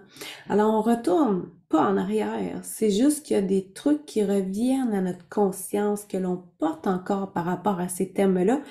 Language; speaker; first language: French; native; French